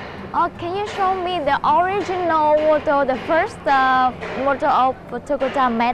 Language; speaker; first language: English; non-native, learner; Vietnamese